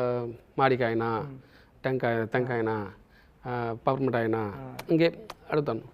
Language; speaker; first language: Telugu; non-native, learner; Tamil